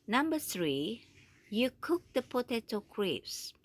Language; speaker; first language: English; non-native, fluent; Indonesian